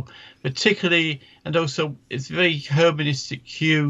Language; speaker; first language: English; native; English